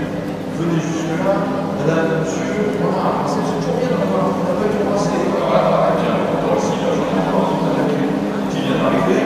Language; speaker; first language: French; native; French